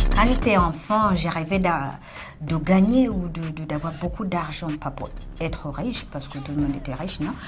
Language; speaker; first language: French; non-native, fluent; Ganda